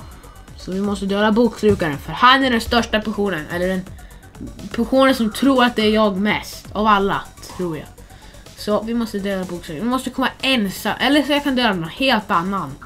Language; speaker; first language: Swedish; non-native, fluent; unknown